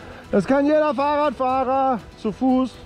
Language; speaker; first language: German; native; German